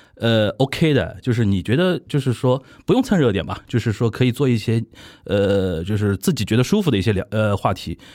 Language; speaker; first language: Chinese; native; Chinese